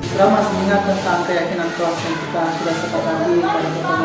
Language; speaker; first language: Indonesian; native; Indonesian